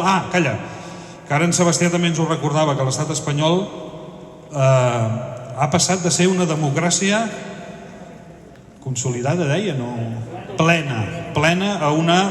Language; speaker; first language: Catalan; native; Catalan